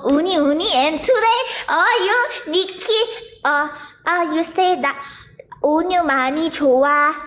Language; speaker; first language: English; non-native, learner; Thai